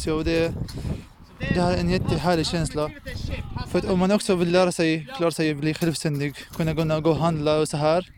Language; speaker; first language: Swedish; non-native, fluent; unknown